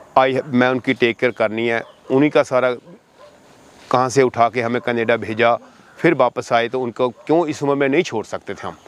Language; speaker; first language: Hindi; non-native, local second language; Punjabi